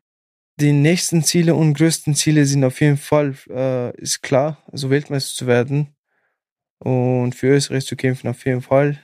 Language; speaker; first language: German; non-native, fluent; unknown